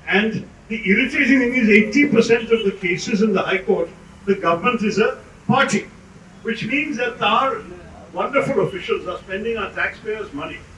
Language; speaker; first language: English; non-native, local second language; Malayalam